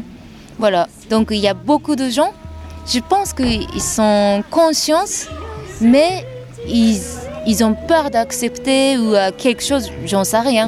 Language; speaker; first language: French; non-native, fluent; Japanese